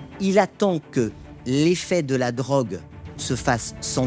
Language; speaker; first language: French; native; French